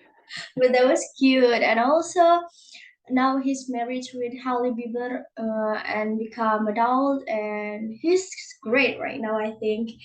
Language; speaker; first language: English; non-native, learner; Indonesian